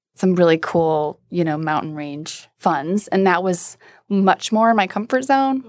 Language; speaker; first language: English; native; English